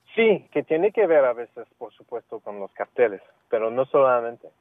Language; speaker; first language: Spanish; non-native, fluent; English